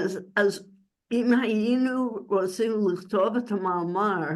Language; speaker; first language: Hebrew; non-native, learner; English